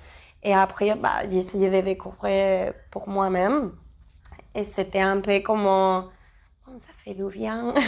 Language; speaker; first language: French; non-native, learner; Spanish